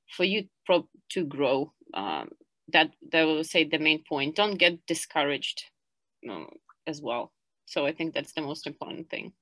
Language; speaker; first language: English; non-native, fluent; Ukrainian